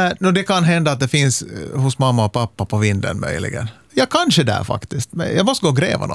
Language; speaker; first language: Swedish; native; Swedish